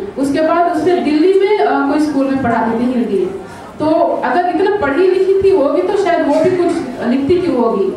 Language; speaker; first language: Hindi; non-native, local second language; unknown